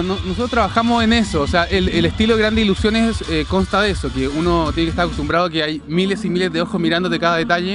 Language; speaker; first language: Spanish; native; Spanish